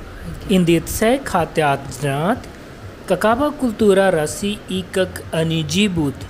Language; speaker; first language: Russian; non-native, learner; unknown